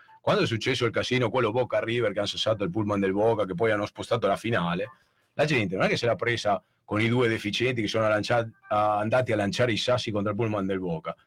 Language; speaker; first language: Italian; native; Italian